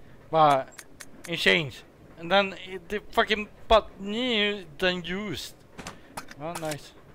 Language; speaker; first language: English; non-native, learner; Swedish